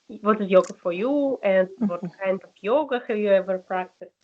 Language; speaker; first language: English; non-native, learner; Russian